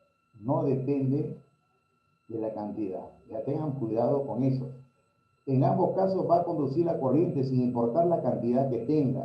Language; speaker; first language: Spanish; native; Spanish